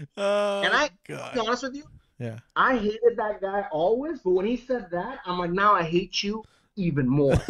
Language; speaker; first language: English; native; English